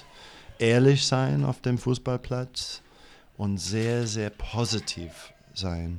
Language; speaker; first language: German; non-native, fluent; English